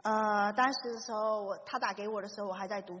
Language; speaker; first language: Chinese; native; Chinese